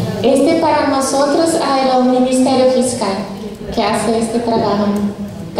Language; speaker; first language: Spanish; non-native, fluent; Portuguese